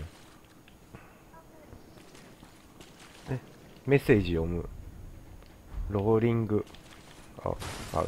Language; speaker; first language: Chinese; native; Chinese